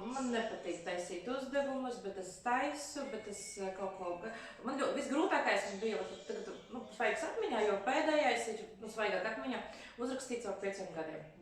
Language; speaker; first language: Latvian; non-native, local second language; Russian